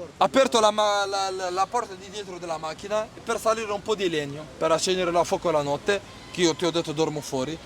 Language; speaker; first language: Italian; non-native, learner; Arabic